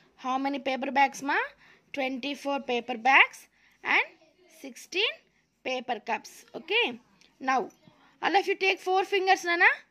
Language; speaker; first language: English; non-native, local second language; Telugu